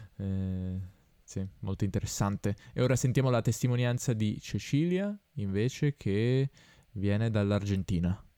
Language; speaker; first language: Italian; native; Italian